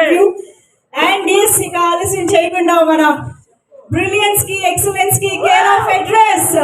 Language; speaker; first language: Telugu; native; Telugu